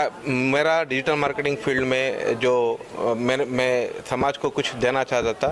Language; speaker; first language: Hindi; non-native, local second language; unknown